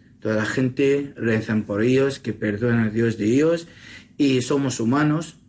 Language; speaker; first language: Spanish; non-native, learner; Assyrian Neo-Aramaic